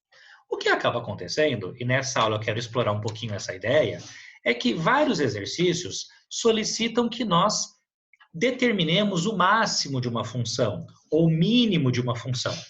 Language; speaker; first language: Portuguese; native; Portuguese